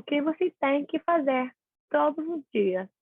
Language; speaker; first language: Portuguese; non-native, learner; English